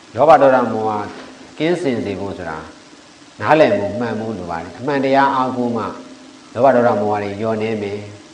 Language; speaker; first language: Burmese; native; Burmese